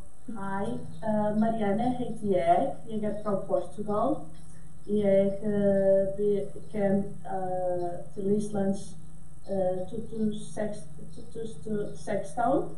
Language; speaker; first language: Icelandic; non-native, learner; Portuguese